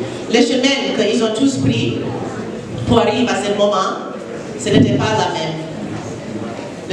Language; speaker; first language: French; non-native, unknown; English